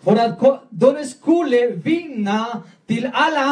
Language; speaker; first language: Swedish; non-native, learner; Spanish